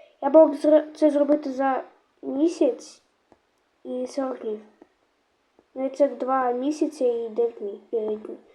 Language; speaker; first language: Ukrainian; non-native, local second language; Russian